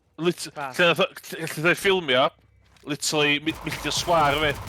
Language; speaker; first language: Welsh; native; Welsh